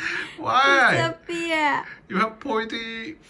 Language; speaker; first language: English; non-native, learner; Vietnamese